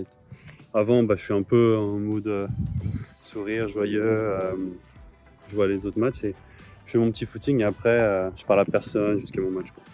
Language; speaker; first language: French; native; French